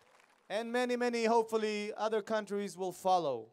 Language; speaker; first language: English; non-native, fluent; Hebrew